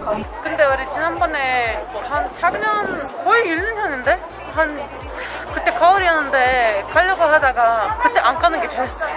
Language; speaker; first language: Korean; non-native, fluent; Lithuanian